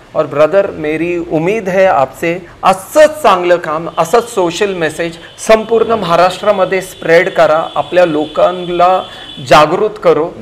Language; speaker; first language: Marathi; non-native, local second language; Punjabi